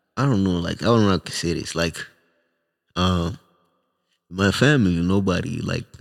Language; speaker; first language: English; non-native, local second language; Swahili